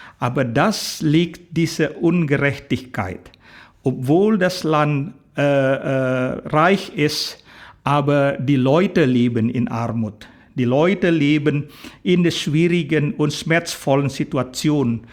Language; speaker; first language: German; non-native, learner; Indonesian